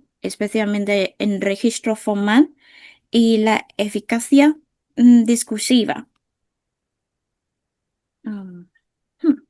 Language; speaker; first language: Spanish; non-native, fluent; Vietnamese